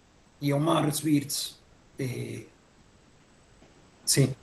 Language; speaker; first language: Spanish; native; Spanish